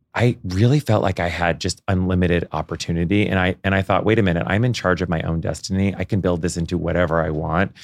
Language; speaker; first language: English; native; English